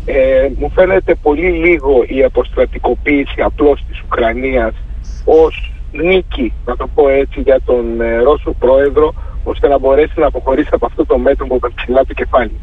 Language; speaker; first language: Greek; native; Greek